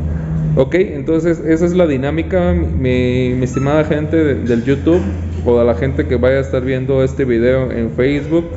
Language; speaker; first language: Spanish; native; Spanish